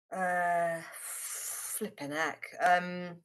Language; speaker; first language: English; native; English